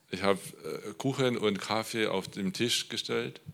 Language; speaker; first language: German; non-native, learner; Polish